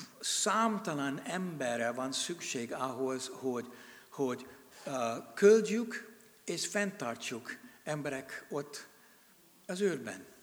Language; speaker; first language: Hungarian; non-native, fluent; English